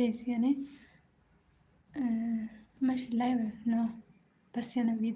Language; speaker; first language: Arabic; non-native, learner; Amharic